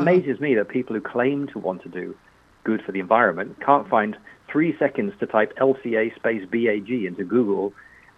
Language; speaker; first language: English; native; English